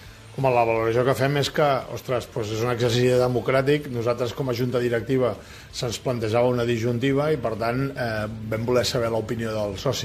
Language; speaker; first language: Catalan; native; Catalan